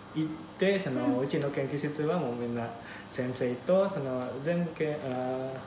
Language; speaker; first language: Japanese; non-native, fluent; Indonesian